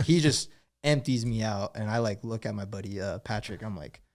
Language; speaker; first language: English; native; English